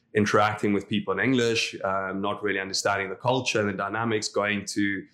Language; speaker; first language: English; non-native, local second language; Afrikaans